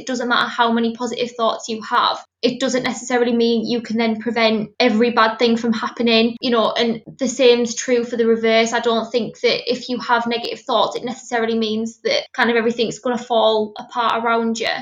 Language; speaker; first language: English; native; English